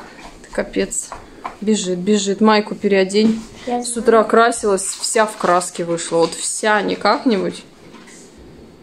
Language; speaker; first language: Russian; native; Russian